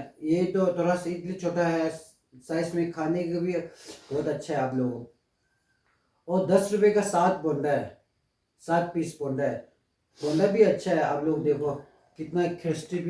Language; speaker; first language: Hindi; non-native, local second language; Tibetan